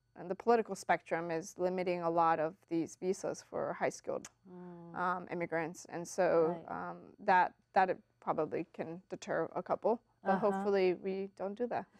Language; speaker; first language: English; early bilingual, other home language; Spanish